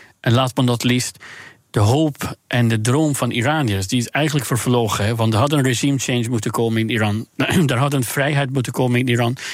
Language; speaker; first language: Dutch; non-native, fluent; Persian